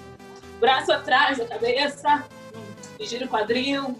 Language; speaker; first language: Portuguese; native; Portuguese